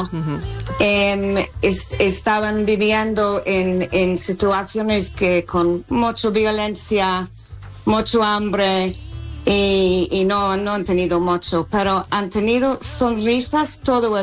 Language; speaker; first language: Spanish; non-native, fluent; English